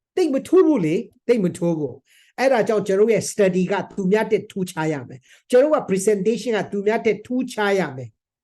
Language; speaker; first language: Burmese; non-native, local second language; Hakha Chin